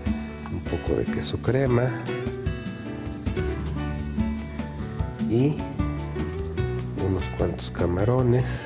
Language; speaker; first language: Spanish; native; Spanish